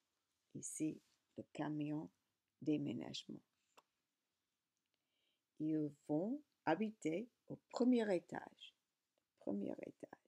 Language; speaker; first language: French; non-native, learner; English